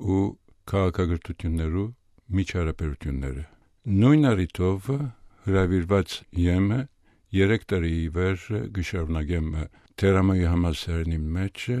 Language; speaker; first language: Armenian; early bilingual, heritage; Armenian